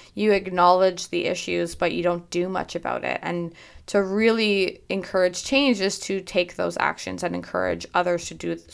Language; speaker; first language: English; native; English